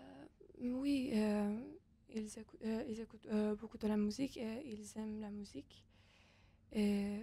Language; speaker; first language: French; non-native, fluent; Persian